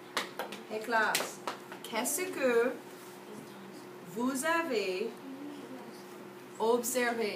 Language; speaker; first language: French; non-native, fluent; English